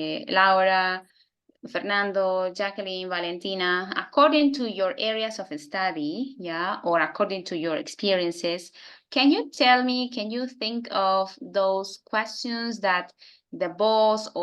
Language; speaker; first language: English; non-native, fluent; Spanish